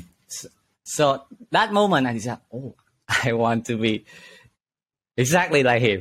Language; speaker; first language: English; non-native, learner; Vietnamese